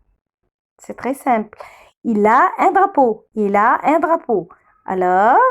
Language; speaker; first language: French; non-native, fluent; Arabic